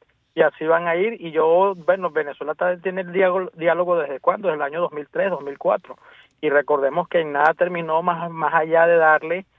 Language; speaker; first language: Spanish; native; Spanish